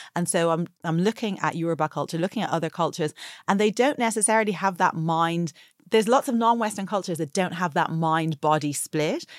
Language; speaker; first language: English; native; English